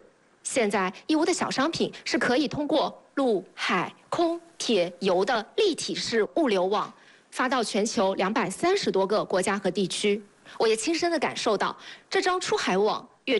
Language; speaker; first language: Chinese; native; Chinese